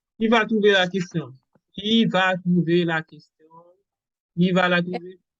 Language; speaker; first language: French; non-native, local second language; Haitian Creole